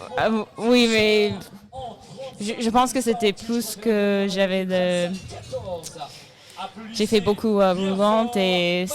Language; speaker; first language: French; non-native, learner; English